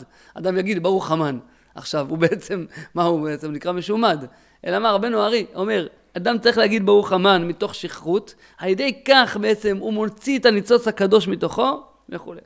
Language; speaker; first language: Hebrew; native; Hebrew